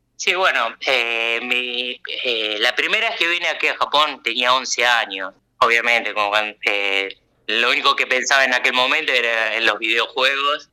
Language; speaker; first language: Spanish; early bilingual, other home language; Japanese